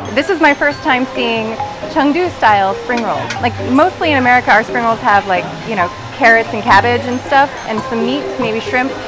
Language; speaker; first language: English; native; English